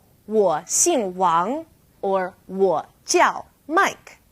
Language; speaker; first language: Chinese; non-native, fluent; English